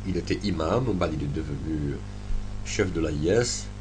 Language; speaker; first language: French; non-native, local second language; Arabic